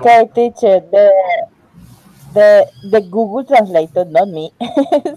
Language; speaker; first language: English; non-native, learner; Spanish